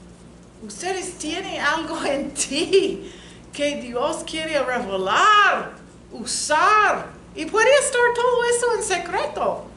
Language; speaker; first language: Spanish; non-native, learner; English